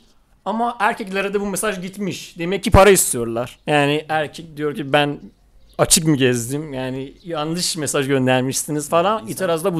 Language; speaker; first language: Turkish; non-native, fluent; Persian